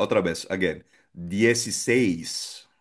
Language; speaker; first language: Spanish; non-native, fluent; Filipino